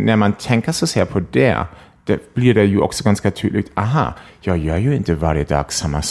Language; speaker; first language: Swedish; non-native, fluent; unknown